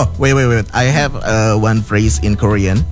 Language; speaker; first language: English; non-native, learner; Indonesian